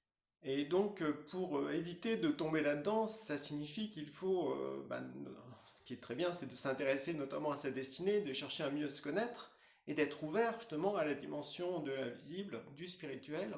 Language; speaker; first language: French; native; French